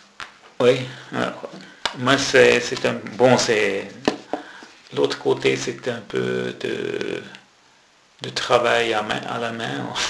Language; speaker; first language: French; non-native, local second language; German